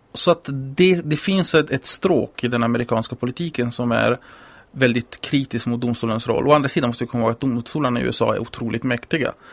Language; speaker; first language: Swedish; non-native, fluent; Italian